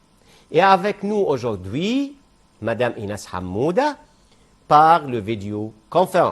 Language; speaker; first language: French; non-native, fluent; Arabic